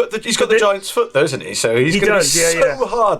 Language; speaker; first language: English; native; English